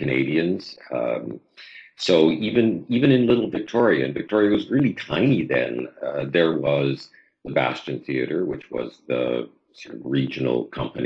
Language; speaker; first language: English; native; English